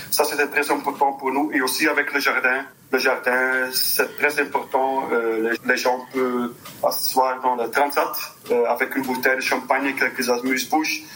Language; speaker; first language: French; non-native, local second language; Dutch